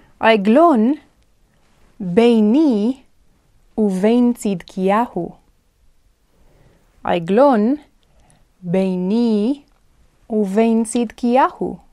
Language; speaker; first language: Hebrew; non-native, fluent; English